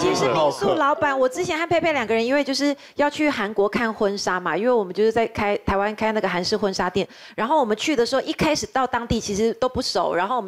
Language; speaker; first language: Chinese; native; Chinese